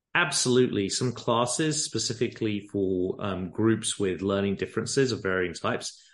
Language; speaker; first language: English; native; English